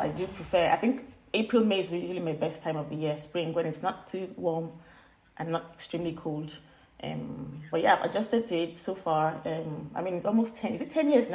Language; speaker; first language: English; non-native, local second language; Yoruba